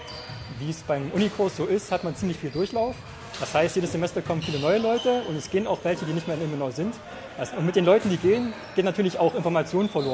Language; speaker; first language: German; native; German